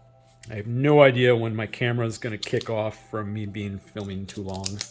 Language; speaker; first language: English; native; English